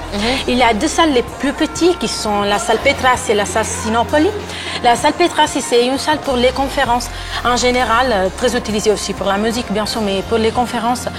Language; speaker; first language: French; non-native, fluent; Italian